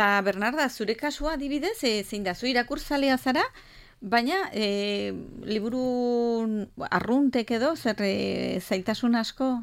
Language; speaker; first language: Basque; native; Basque